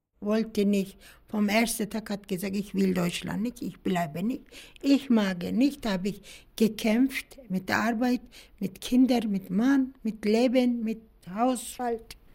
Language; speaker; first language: German; non-native, learner; Turkish